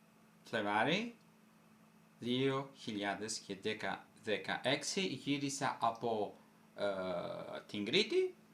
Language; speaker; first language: Greek; non-native, fluent; Italian